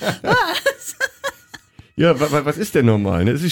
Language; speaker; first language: German; native; German